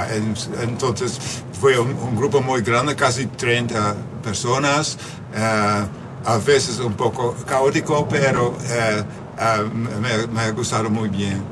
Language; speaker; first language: Spanish; non-native, fluent; Dutch